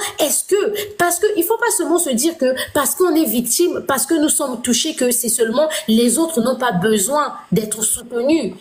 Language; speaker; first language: French; non-native, local second language; Lingala